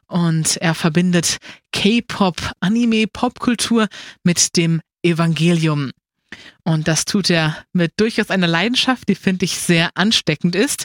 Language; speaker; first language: German; native; German